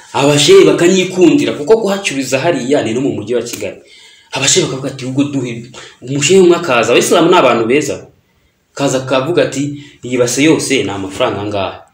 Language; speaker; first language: Kinyarwanda; early bilingual, heritage; Kinyarwanda